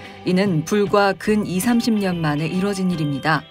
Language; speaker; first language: Korean; native; Korean